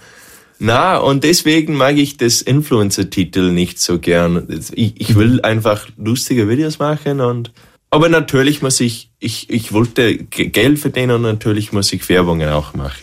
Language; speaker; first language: German; non-native, learner; English